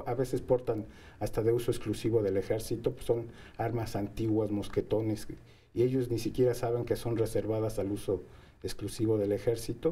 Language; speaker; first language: Spanish; native; Spanish